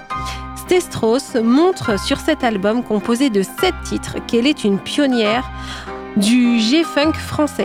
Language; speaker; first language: French; native; French